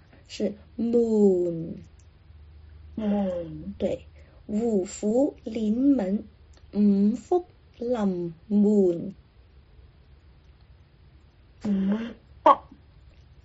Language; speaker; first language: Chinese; non-native, local second language; Cantonese